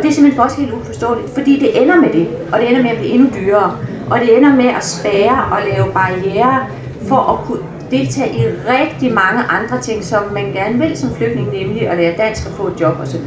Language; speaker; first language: Danish; native; Danish